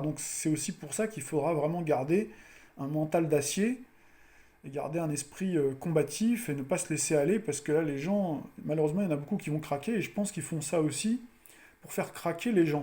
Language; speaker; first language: French; native; French